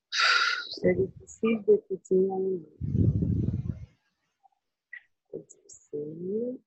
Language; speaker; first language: French; non-native, learner; Portuguese